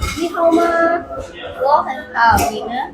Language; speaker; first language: Chinese; non-native, learner; Indonesian